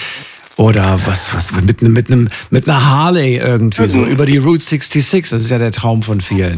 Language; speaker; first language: German; native; German